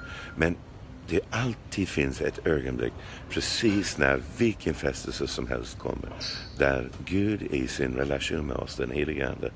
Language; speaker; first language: Swedish; non-native, fluent; English